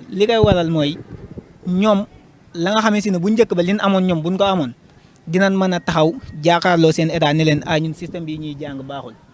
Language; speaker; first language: Wolof; non-native, local second language; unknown